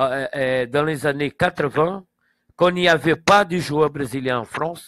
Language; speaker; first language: French; non-native, fluent; Portuguese